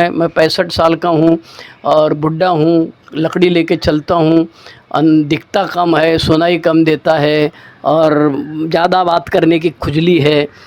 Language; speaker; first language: Hindi; non-native, local second language; Marathi